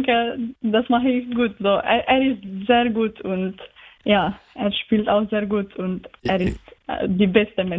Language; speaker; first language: German; non-native, learner; Slovenian